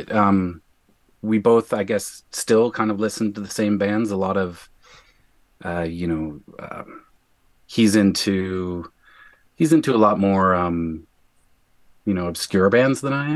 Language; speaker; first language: English; native; English